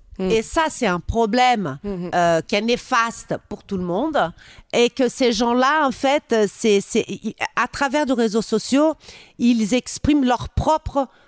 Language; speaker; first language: French; non-native, fluent; Portuguese